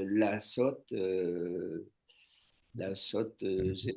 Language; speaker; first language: Hebrew; non-native, learner; French